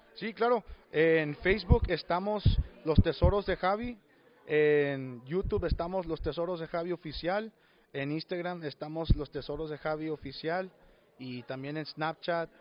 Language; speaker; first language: Spanish; early bilingual, heritage; Spanish